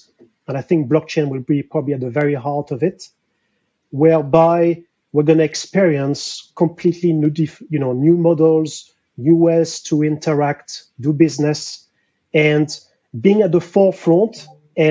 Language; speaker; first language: English; non-native, fluent; French